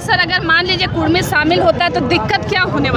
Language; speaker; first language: Hindi; native; Hindi